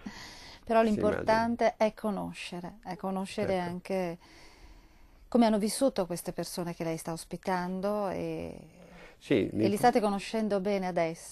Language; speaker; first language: Italian; native; Italian